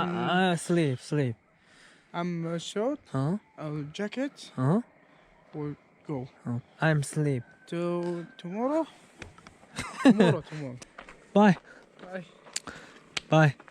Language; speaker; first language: English; non-native, learner; Korean